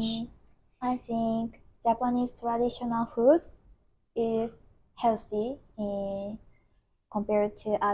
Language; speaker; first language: English; non-native, learner; Japanese